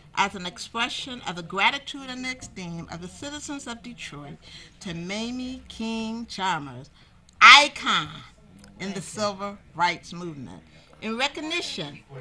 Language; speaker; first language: English; native; English